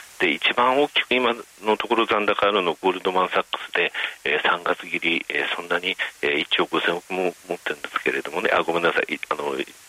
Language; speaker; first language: Japanese; native; Japanese